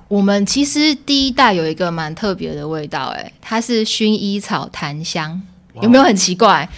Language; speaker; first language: Chinese; early bilingual, heritage; Chinese